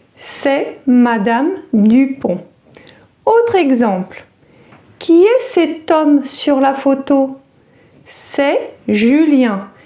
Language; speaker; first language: French; native; French